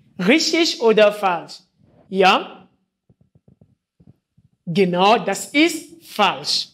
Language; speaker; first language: German; non-native, fluent; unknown